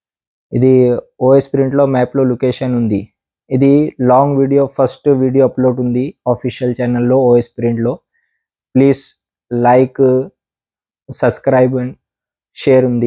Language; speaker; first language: Telugu; non-native, local second language; Urdu